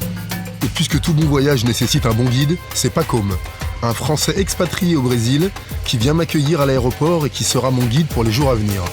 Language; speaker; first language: French; native; French